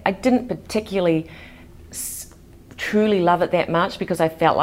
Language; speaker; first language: English; native; English